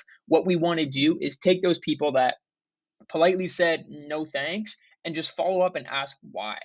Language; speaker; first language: English; native; English